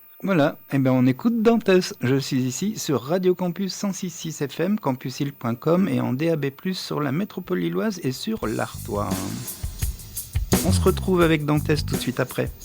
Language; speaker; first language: French; native; French